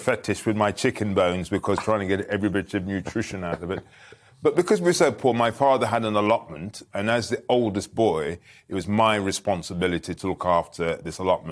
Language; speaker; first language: English; native; English